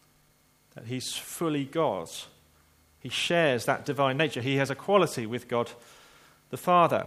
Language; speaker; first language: English; native; English